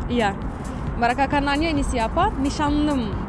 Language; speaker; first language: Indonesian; non-native, fluent; Turkish